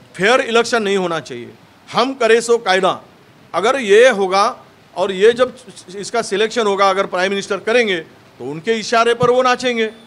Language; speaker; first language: Hindi; non-native, local second language; Marathi